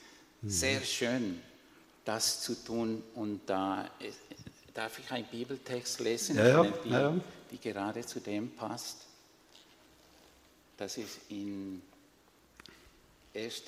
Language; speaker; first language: German; non-native, fluent; Spanish